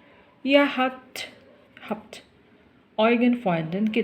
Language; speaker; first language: German; non-native, learner; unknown